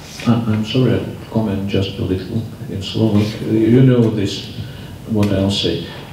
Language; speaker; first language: English; non-native, fluent; Slovak